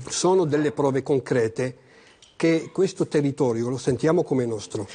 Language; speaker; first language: Italian; non-native, fluent; Arabic